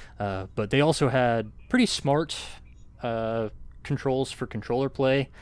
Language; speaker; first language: English; native; English